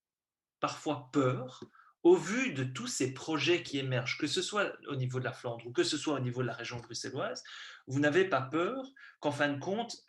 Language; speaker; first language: French; native; French